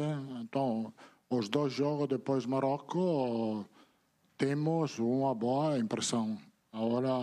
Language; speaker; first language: Portuguese; non-native, fluent; Italian